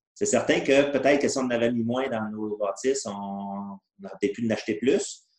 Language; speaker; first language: French; native; French